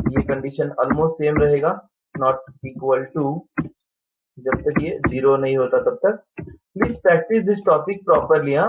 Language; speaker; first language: Hindi; non-native, local second language; Marathi